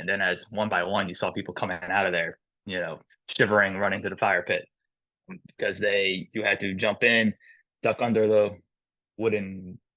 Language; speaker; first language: English; native; English